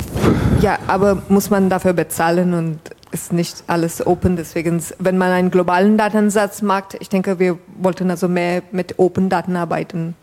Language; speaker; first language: German; non-native, fluent; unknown